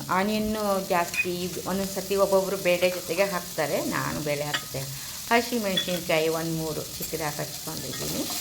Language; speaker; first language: Kannada; native; Kannada